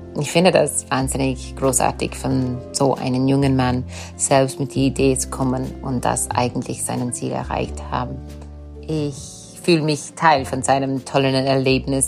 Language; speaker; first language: German; non-native, fluent; English